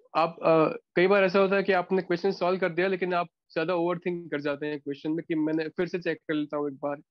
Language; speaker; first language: Hindi; non-native, local second language; Gujarati